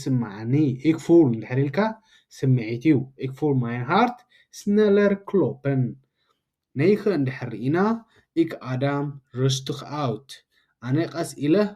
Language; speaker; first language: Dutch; non-native, learner; Tigrinya